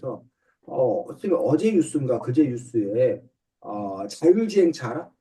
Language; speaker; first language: Korean; native; Korean